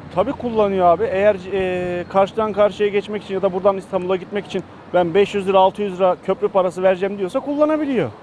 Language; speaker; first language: Turkish; early bilingual, heritage; Turkish